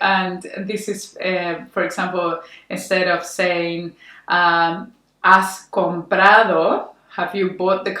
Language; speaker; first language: English; non-native, fluent; Spanish